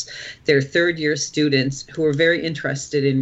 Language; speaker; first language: English; native; English